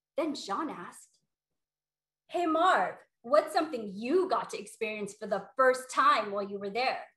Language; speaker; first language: English; native; English